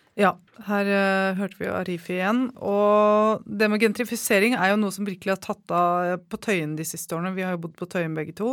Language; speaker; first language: Norwegian; native; Norwegian